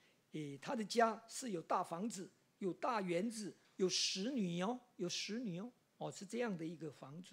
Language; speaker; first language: Chinese; native; Chinese